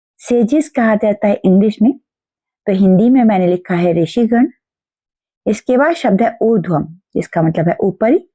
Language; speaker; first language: Hindi; native; Hindi